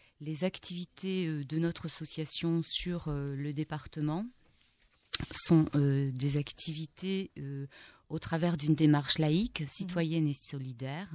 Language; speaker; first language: French; native; French